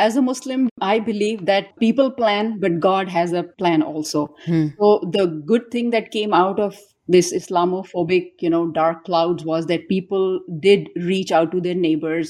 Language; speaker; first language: English; non-native, local second language; Urdu